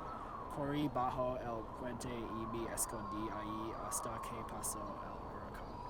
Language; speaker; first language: Spanish; non-native, learner; English